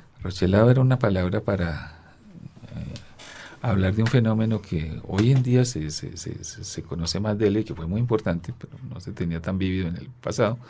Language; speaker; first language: Spanish; native; Spanish